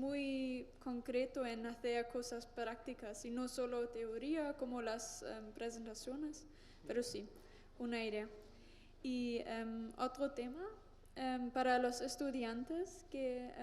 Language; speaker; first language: Spanish; non-native, learner; German